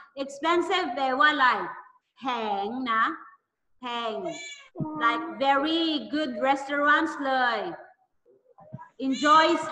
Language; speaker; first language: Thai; non-native, learner; Filipino